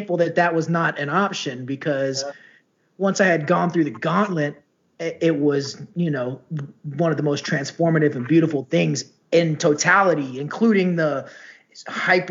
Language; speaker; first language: English; native; English